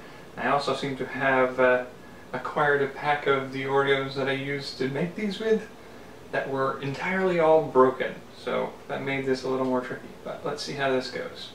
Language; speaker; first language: English; native; English